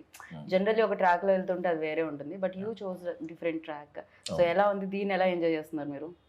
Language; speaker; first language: Telugu; native; Telugu